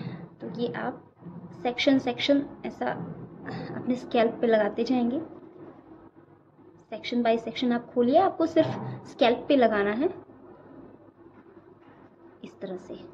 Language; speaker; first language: Hindi; native; Hindi